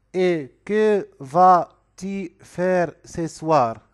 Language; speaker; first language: French; non-native, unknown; Arabic